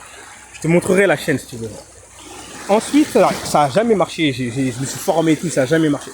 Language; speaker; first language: French; native; French